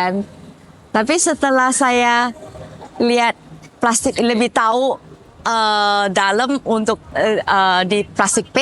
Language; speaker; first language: Indonesian; early bilingual, heritage; Indonesian